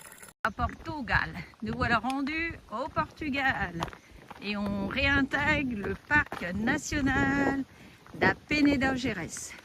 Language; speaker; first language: French; native; French